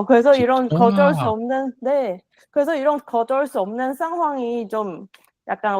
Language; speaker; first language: Korean; non-native, learner; Chinese